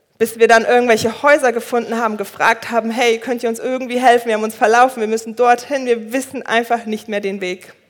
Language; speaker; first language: German; early bilingual, other home language; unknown